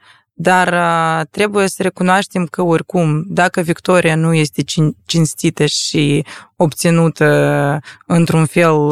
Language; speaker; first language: Romanian; non-native, local second language; Russian